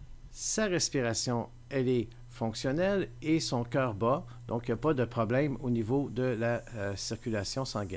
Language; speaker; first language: French; native; French